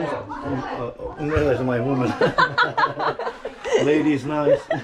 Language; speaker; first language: English; non-native, learner; Croatian